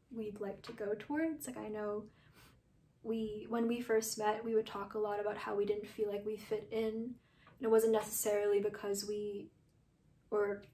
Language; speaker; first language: English; native; English